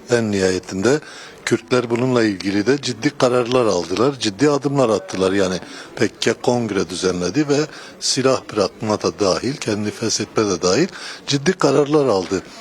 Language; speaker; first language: Turkish; non-native, local second language; Kurdish